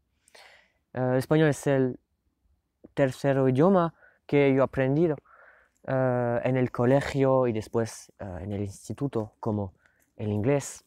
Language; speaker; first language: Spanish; non-native, learner; French